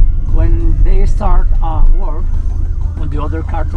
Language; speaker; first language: English; non-native, learner; Spanish